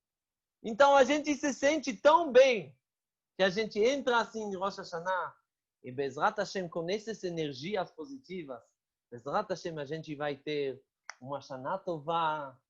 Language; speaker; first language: Portuguese; non-native, fluent; Hebrew